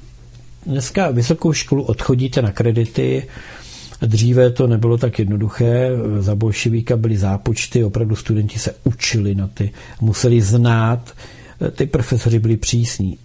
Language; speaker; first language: Czech; native; Czech